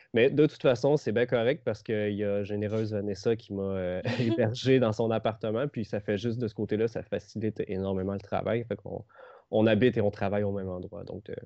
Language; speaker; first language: French; native; French